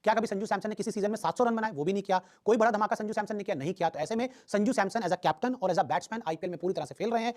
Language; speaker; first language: Hindi; native; Hindi